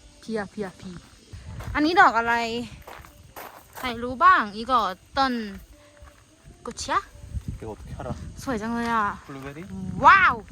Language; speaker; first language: Korean; non-native, learner; Thai